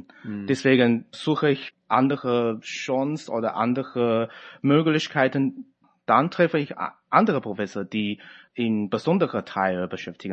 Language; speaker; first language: German; non-native, fluent; Chinese